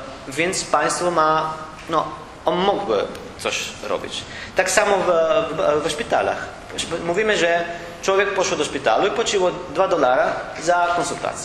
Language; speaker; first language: Polish; non-native, learner; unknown